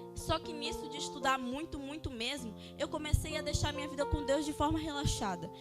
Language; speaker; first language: Portuguese; native; Portuguese